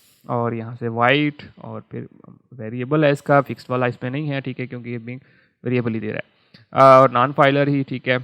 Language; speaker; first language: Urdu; non-native, local second language; Punjabi